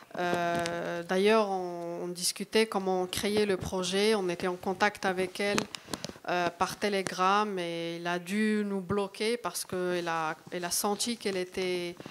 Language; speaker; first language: French; non-native, local second language; Arabic